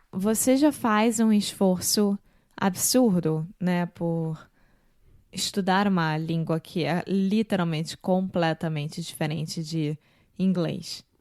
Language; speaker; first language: Portuguese; native; Portuguese